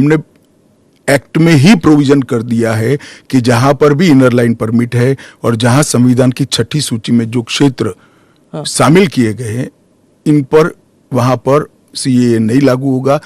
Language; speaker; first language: Hindi; non-native, local second language; Gujarati